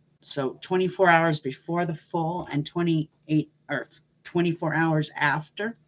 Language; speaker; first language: English; native; English